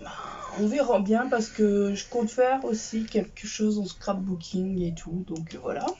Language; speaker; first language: French; native; French